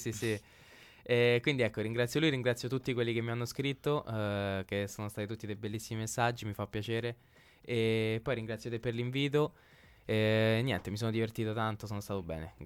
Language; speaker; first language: Italian; native; Italian